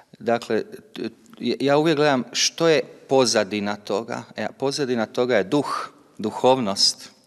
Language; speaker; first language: Croatian; native; Croatian